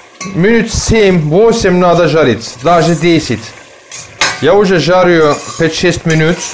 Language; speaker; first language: Russian; non-native, learner; Turkish